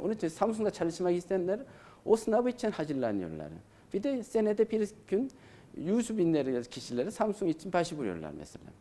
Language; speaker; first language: Turkish; non-native, learner; Korean